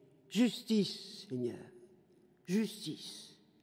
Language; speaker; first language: French; native; French